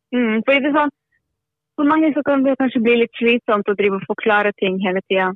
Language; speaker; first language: Norwegian; native; Norwegian